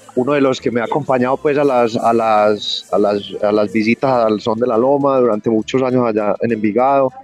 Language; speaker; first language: Spanish; native; Spanish